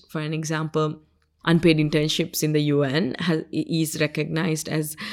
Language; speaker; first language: English; non-native, local second language; Sinhala